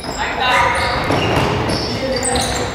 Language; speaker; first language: Japanese; native; Japanese